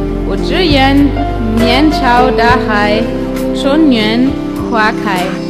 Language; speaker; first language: Chinese; non-native, learner; German